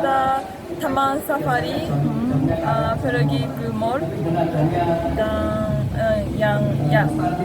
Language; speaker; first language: Indonesian; non-native, learner; Japanese